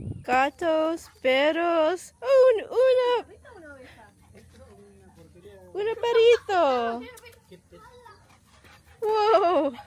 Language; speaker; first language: Spanish; non-native, learner; English